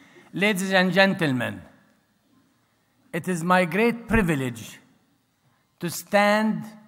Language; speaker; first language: English; non-native, fluent; Arabic